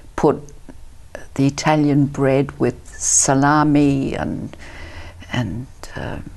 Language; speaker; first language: English; early bilingual, other home language; Italian